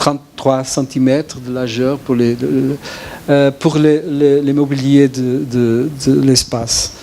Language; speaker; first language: French; non-native, fluent; Portuguese